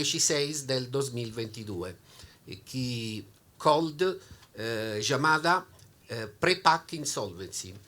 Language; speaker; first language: Spanish; non-native, learner; Italian